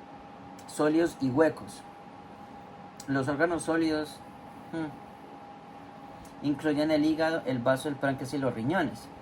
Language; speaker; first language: Spanish; native; Spanish